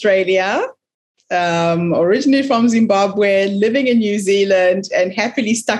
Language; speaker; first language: English; non-native, local second language; Shona